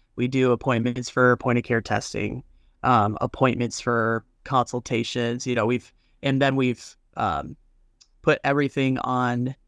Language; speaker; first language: English; native; English